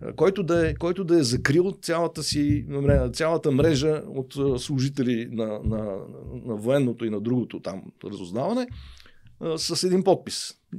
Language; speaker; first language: Bulgarian; native; Bulgarian